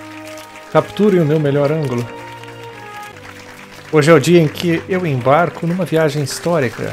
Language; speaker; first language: Portuguese; native; Portuguese